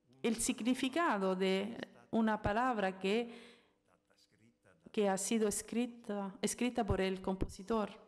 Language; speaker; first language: Spanish; non-native, fluent; Italian